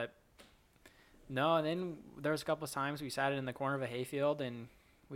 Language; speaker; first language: English; native; English